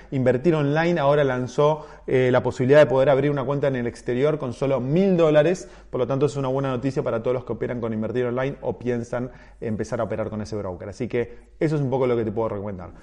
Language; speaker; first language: Spanish; native; Spanish